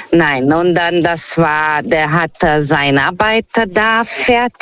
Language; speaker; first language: German; non-native, fluent; Portuguese